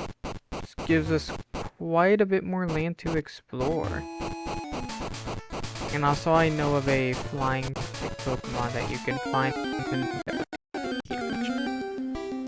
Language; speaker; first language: English; native; English